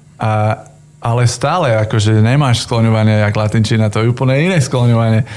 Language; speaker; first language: Slovak; non-native, fluent; English